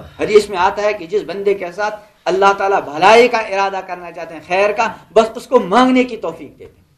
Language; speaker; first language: Urdu; non-native, local second language; Kashmiri